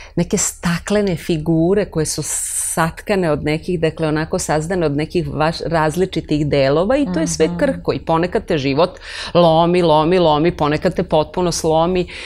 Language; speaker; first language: Serbian; non-native, local second language; Romanian